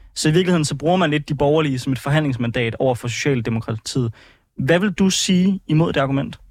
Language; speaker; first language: Danish; native; Danish